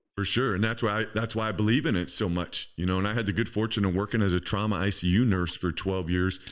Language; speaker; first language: English; native; English